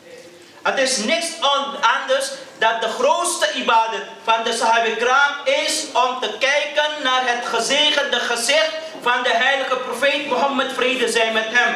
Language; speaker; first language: Dutch; early bilingual, other home language; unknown